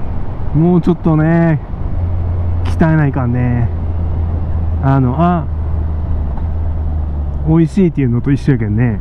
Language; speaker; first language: Japanese; native; Japanese